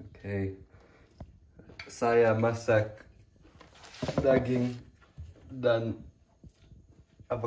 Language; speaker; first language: Indonesian; early bilingual, heritage; English